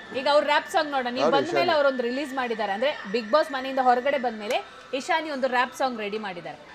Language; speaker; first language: Kannada; native; Kannada